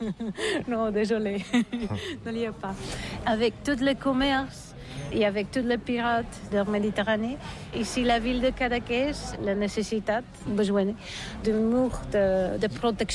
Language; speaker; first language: French; non-native, learner; Catalan